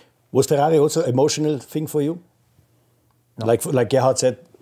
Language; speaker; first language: English; non-native, fluent; German